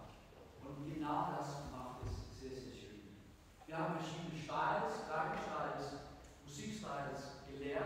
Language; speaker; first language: German; non-native, fluent; Danish